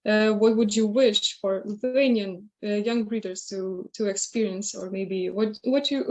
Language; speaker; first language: English; non-native, fluent; Lithuanian